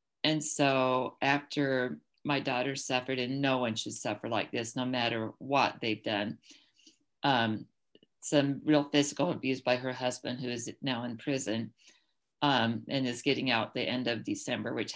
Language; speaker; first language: English; native; English